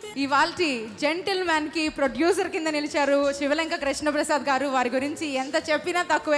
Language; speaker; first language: Telugu; native; Telugu